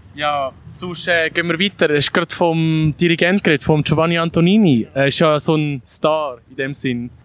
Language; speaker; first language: German; native; German